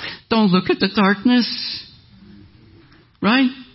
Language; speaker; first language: English; non-native, fluent; French